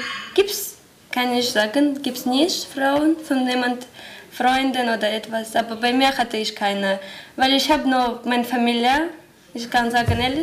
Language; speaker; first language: German; non-native, learner; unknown